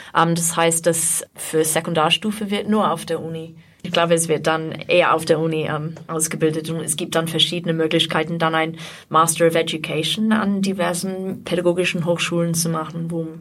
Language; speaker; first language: German; non-native, fluent; English